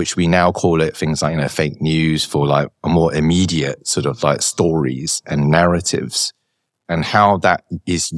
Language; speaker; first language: English; native; English